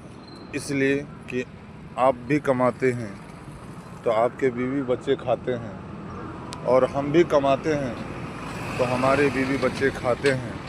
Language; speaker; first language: Hindi; non-native, local second language; Maithili